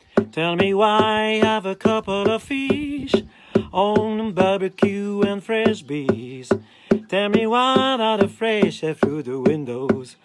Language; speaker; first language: English; non-native, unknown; French